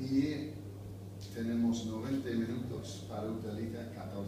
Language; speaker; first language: Spanish; non-native, fluent; English